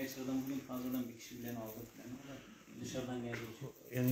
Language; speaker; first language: Turkish; native; Turkish